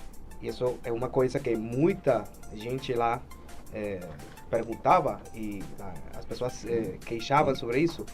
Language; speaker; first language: Portuguese; non-native, fluent; Spanish